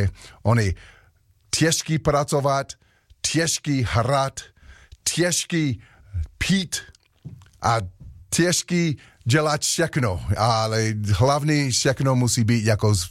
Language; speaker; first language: Czech; non-native, learner; English